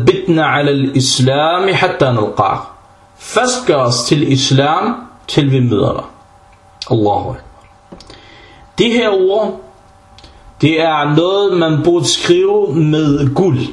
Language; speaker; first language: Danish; early bilingual, other home language; Arabic